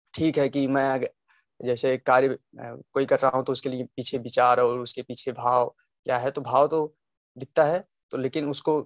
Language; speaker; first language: Hindi; native; Hindi